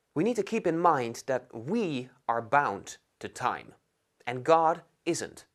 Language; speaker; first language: English; non-native, fluent; Dutch